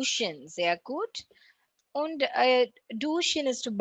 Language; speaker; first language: German; non-native, learner; Tamil